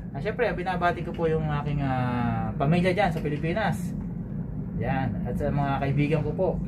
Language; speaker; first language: Filipino; native; Filipino